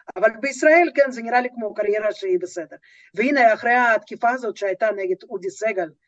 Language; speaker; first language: Hebrew; non-native, fluent; Russian